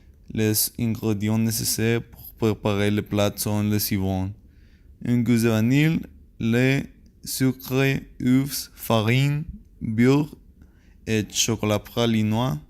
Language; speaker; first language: French; non-native, learner; Spanish